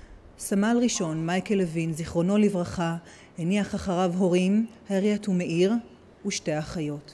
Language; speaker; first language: Hebrew; native; Hebrew